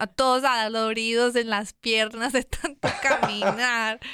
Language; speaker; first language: Spanish; native; Spanish